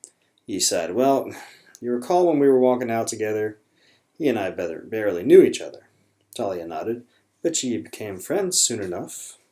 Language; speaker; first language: English; native; English